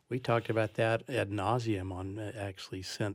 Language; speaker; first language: English; native; English